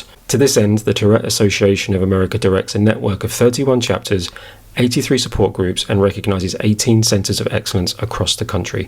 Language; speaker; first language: English; native; English